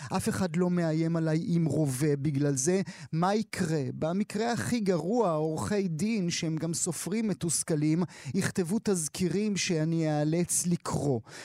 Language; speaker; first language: Hebrew; native; Hebrew